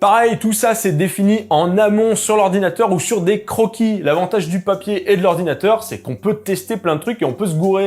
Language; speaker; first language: French; native; French